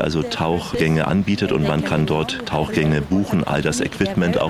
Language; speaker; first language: German; native; German